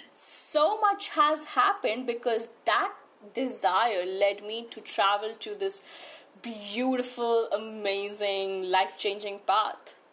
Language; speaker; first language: English; non-native, local second language; Hindi